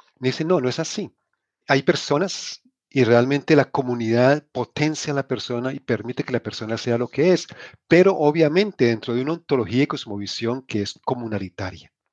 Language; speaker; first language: Spanish; native; Spanish